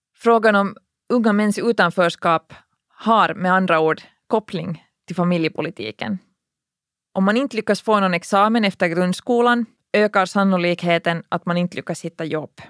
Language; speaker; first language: Swedish; native; Swedish